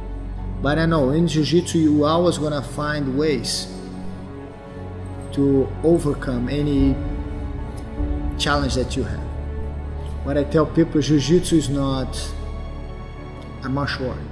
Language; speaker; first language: English; non-native, fluent; Portuguese